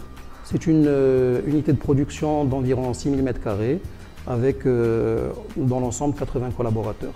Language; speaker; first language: French; non-native, local second language; Arabic